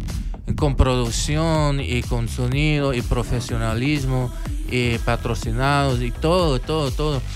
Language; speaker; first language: Spanish; early bilingual, heritage; English